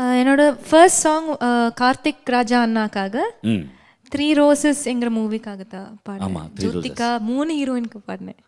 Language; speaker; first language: Tamil; non-native, local second language; Malayalam